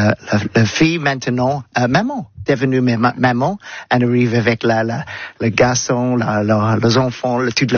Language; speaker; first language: French; non-native, learner; English